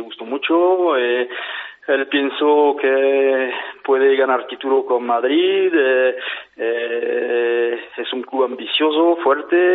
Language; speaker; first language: Spanish; non-native, fluent; French